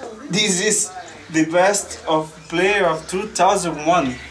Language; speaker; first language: English; non-native, fluent; Portuguese